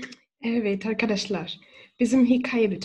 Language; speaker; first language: Turkish; non-native, fluent; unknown